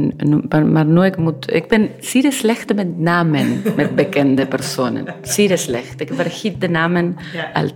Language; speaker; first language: Dutch; non-native, learner; Spanish